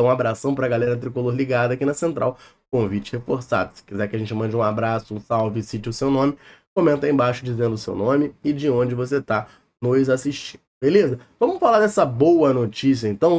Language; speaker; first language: Portuguese; native; Portuguese